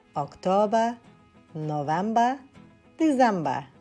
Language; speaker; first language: English; non-native, fluent; Turkish